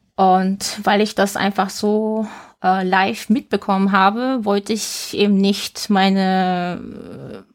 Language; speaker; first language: German; non-native, fluent; Japanese